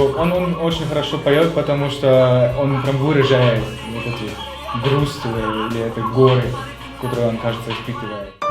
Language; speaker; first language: Russian; non-native, fluent; German